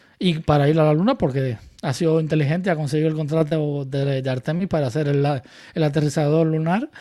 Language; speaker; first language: Spanish; native; Spanish